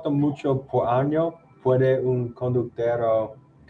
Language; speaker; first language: Spanish; non-native, learner; English